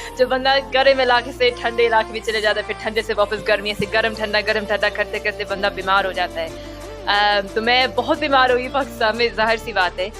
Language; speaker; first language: Urdu; early bilingual, heritage; Urdu